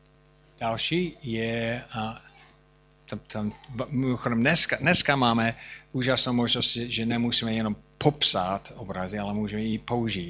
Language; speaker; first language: Czech; non-native, fluent; English